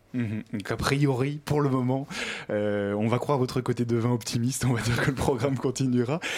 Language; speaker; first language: French; native; French